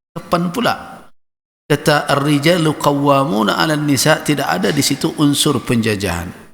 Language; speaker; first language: Malay; non-native, local second language; Minangkabau